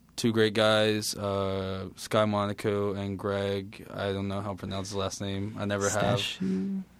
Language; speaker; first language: English; native; English